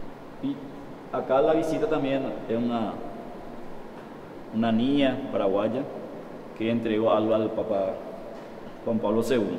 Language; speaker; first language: Spanish; native; Spanish